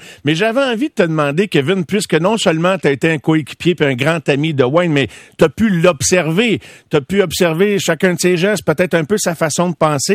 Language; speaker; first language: French; native; French